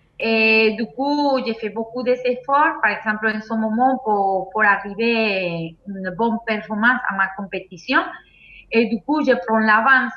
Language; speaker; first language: French; non-native, fluent; Spanish